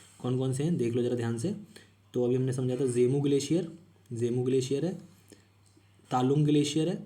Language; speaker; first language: Hindi; native; Hindi